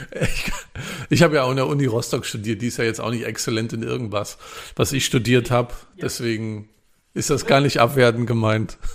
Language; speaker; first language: German; native; German